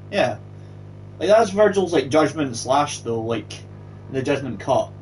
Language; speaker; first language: English; native; English